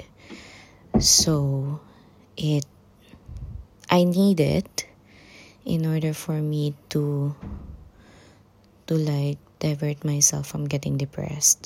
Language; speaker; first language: English; non-native, local second language; Cebuano